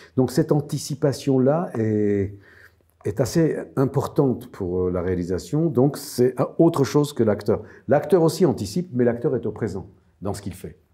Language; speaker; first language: French; non-native, fluent; Armenian